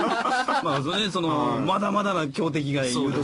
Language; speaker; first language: Japanese; native; Japanese